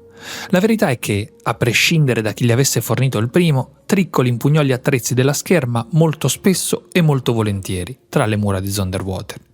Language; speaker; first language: Italian; native; Italian